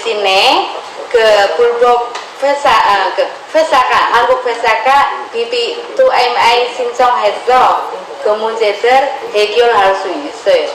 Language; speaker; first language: Korean; non-native, fluent; Indonesian